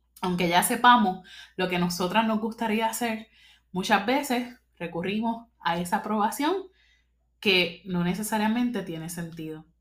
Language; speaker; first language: Spanish; native; Spanish